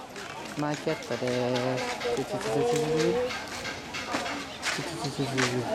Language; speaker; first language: Japanese; non-native, learner; Thai